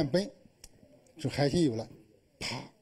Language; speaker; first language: Chinese; native; Chinese